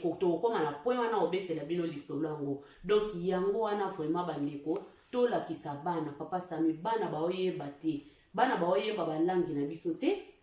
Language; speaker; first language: Lingala; early bilingual, heritage; Lingala